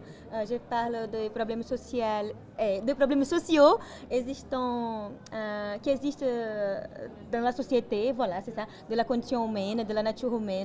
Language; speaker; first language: French; non-native, fluent; Portuguese